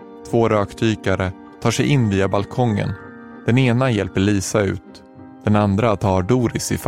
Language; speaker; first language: Swedish; native; Swedish